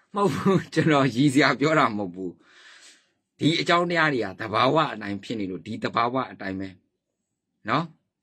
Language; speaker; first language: Burmese; native; Burmese